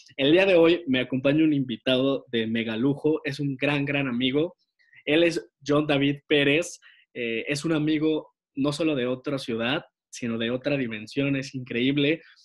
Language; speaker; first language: Spanish; native; Spanish